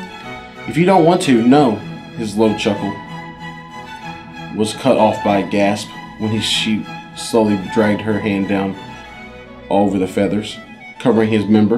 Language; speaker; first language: English; native; English